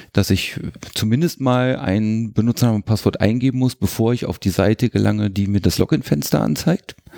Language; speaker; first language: German; native; German